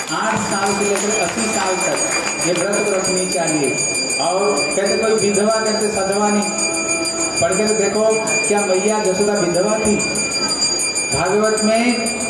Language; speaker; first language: Hindi; native; Hindi